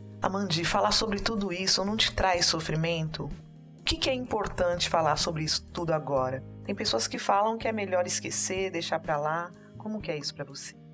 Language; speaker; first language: Portuguese; native; Portuguese